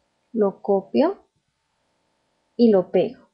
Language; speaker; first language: Spanish; native; Spanish